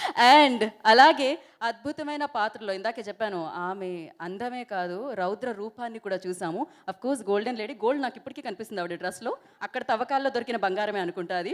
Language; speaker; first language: Telugu; native; Telugu